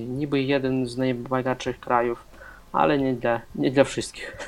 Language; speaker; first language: Polish; non-native, fluent; Russian